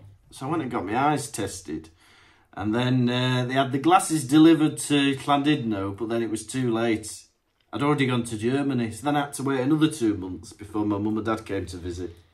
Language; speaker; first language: English; native; English